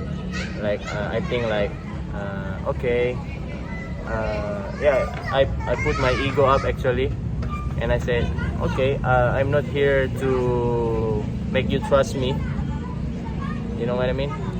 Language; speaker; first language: English; non-native, fluent; Indonesian